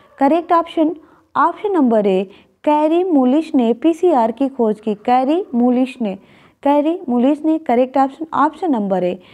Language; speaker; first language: Hindi; native; Hindi